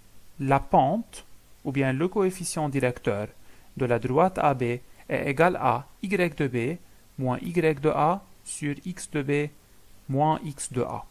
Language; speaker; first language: French; non-native, local second language; Arabic